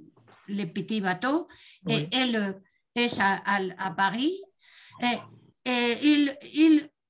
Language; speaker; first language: French; non-native, fluent; Spanish